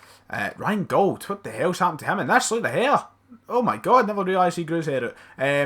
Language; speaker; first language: English; native; English